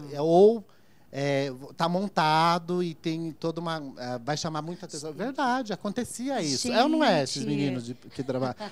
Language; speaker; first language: Portuguese; native; Portuguese